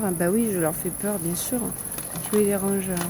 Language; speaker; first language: French; native; French